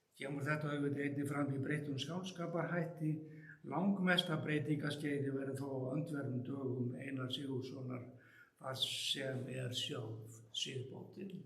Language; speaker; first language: Icelandic; native; Icelandic